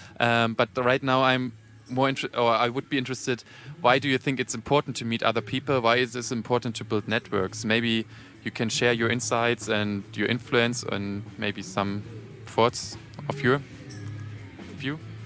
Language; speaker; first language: English; non-native, fluent; German